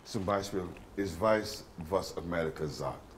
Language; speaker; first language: German; non-native, learner; English